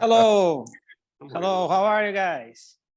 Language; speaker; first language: English; non-native, learner; Portuguese